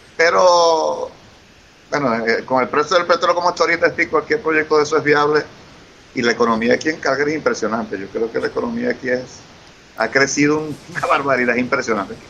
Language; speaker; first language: Spanish; native; Spanish